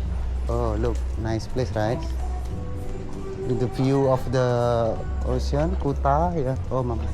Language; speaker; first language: English; non-native, learner; Indonesian